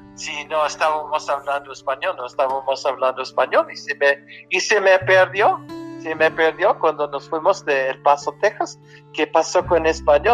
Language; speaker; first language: Spanish; early bilingual, heritage; Spanish